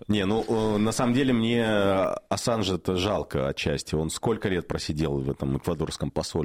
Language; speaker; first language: Russian; native; Russian